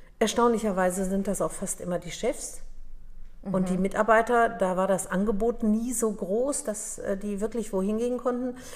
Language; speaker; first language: German; early bilingual, other home language; Polish